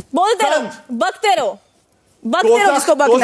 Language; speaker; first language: Hindi; native; Hindi